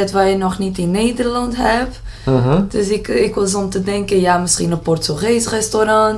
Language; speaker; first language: Dutch; non-native, learner; Portuguese